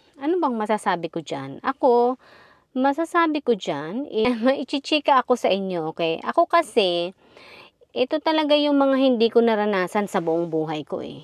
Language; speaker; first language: Filipino; native; Filipino